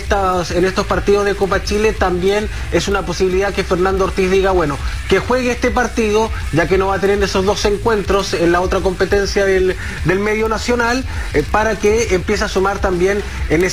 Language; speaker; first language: Spanish; native; Spanish